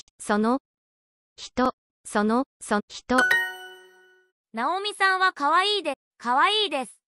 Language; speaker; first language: Japanese; non-native, learner; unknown